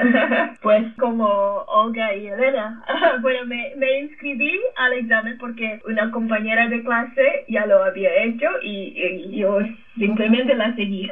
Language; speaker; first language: Spanish; non-native, fluent; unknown